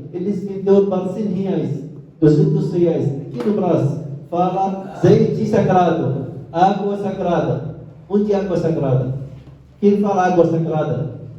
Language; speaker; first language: Portuguese; non-native, learner; Arabic